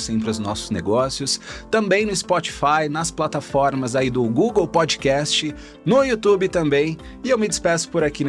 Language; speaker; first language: Portuguese; native; Portuguese